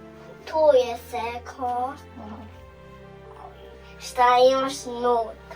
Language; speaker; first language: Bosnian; early bilingual, heritage; Serbian